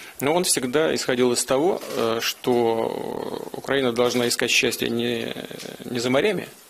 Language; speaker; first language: Russian; native; Russian